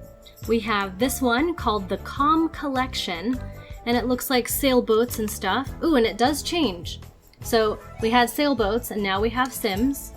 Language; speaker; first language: English; native; English